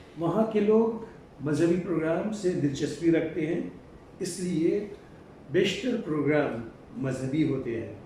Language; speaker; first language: Urdu; non-native, fluent; Morisyen